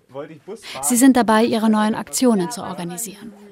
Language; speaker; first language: German; native; German